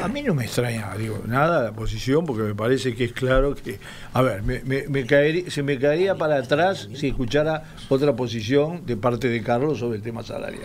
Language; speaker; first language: Spanish; native; Spanish